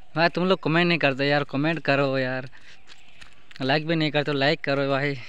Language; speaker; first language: Hindi; non-native, local second language; Bangla